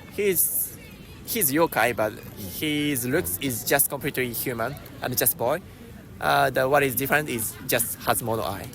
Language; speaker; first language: English; non-native, learner; Japanese